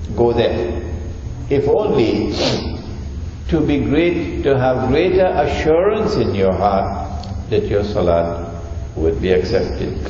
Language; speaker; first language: English; native; English